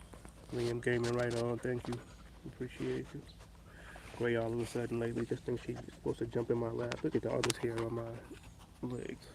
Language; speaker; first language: English; native; English